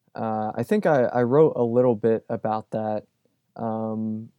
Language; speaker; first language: English; native; English